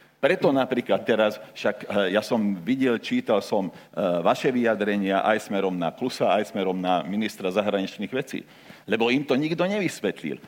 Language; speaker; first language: Slovak; non-native, local second language; Hungarian